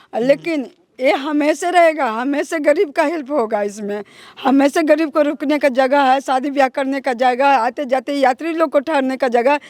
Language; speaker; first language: Hindi; native; Hindi